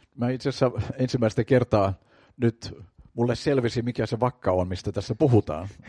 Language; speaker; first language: Finnish; native; Finnish